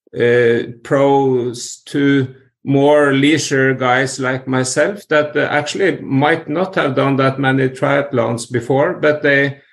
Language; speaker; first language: English; non-native, fluent; Norwegian